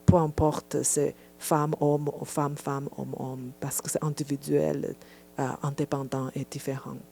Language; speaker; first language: French; non-native, fluent; Chinese